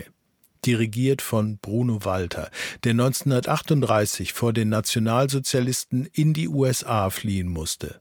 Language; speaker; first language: German; native; German